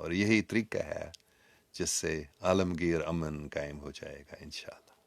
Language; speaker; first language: Hindi; non-native, local second language; English